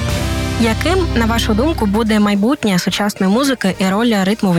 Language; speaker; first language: Ukrainian; native; Ukrainian